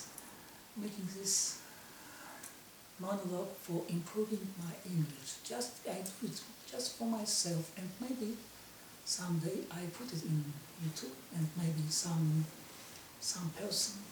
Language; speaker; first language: English; non-native, learner; Russian